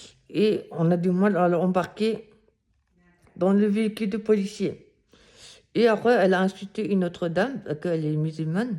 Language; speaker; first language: French; non-native, fluent; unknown